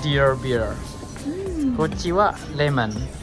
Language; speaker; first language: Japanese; non-native, learner; Indonesian